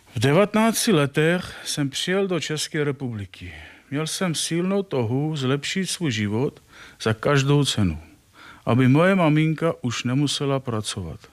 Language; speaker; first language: Czech; non-native, fluent; Armenian